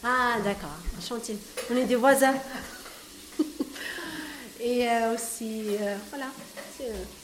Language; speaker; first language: French; non-native, learner; Arabic